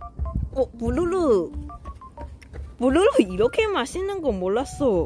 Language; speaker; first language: Korean; non-native, learner; Cantonese